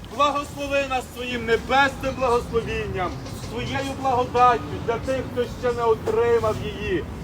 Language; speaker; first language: Ukrainian; native; Ukrainian